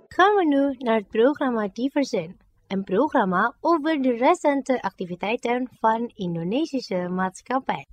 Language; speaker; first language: Dutch; non-native, learner; Indonesian